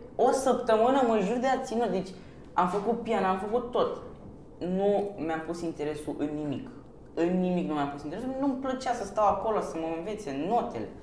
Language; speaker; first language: Romanian; early bilingual, other home language; Persian